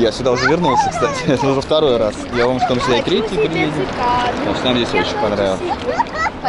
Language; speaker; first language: Russian; native; Russian